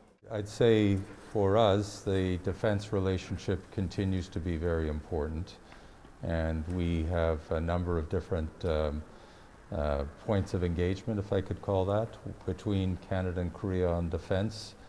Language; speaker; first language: English; native; English